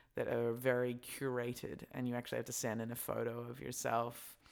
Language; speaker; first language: English; native; English